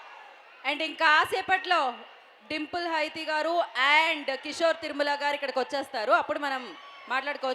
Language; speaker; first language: Telugu; native; Telugu